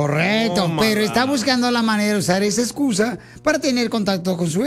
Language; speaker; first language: Spanish; native; Spanish